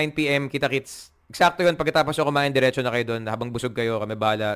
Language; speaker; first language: English; non-native, local second language; Filipino